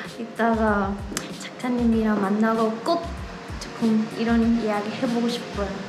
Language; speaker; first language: Korean; non-native, learner; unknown